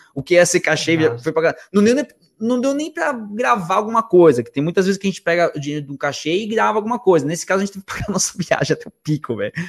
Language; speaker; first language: Portuguese; early bilingual, other home language; Spanish